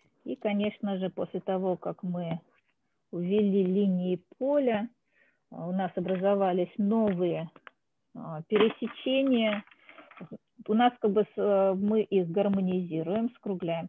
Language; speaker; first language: Russian; native; Russian